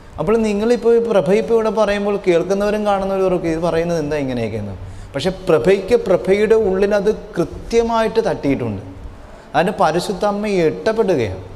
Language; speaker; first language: Malayalam; native; Malayalam